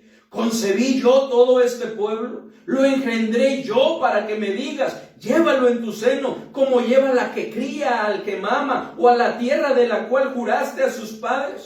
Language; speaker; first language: Spanish; native; Spanish